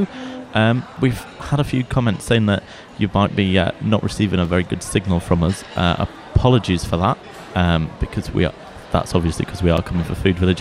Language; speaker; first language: English; native; English